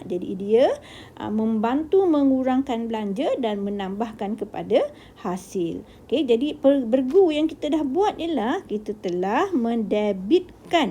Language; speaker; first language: Malay; native; Malay